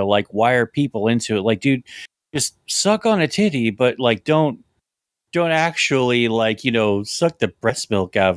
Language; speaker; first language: English; native; English